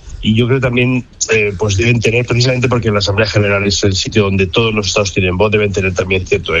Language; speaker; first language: Spanish; native; Spanish